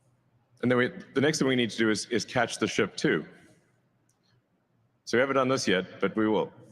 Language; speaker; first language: English; native; English